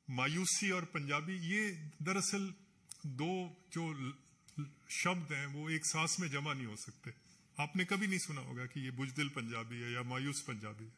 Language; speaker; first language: Hindi; non-native, local second language; Punjabi